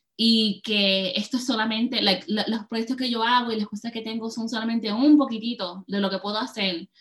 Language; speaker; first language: Spanish; early bilingual, heritage; Spanish